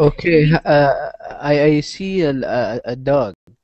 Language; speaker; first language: English; non-native, learner; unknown